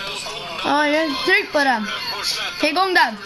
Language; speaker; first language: Swedish; native; Swedish